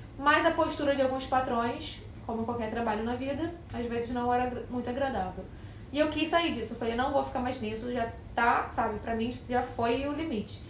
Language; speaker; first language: Portuguese; native; Portuguese